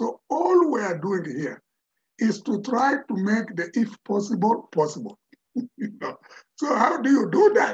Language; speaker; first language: English; non-native, fluent; Tsonga